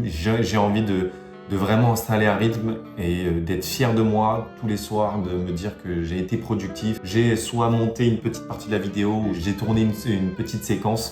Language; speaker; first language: French; native; French